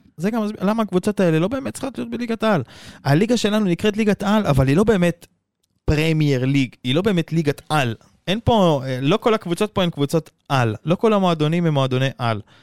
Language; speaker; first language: Hebrew; native; Hebrew